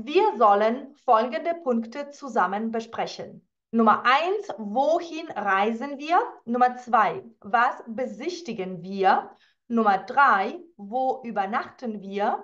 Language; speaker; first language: German; non-native, fluent; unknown